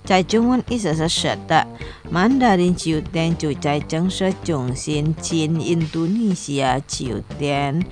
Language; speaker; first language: Chinese; non-native, learner; Indonesian